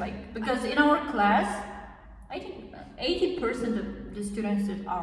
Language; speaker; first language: English; non-native, learner; Kazakh